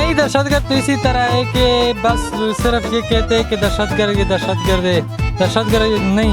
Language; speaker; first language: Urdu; non-native, local second language; Pashto